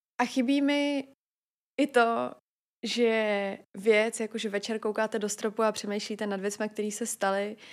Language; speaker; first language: Czech; native; Czech